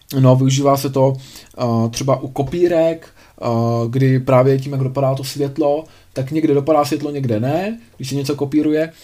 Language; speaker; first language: Czech; native; Czech